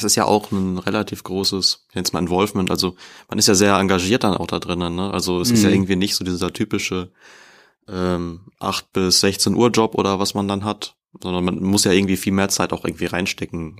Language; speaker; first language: German; native; German